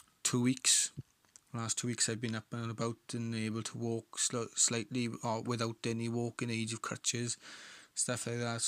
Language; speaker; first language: English; native; English